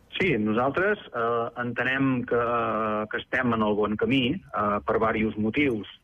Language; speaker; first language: Catalan; native; Catalan